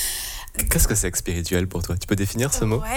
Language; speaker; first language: French; native; French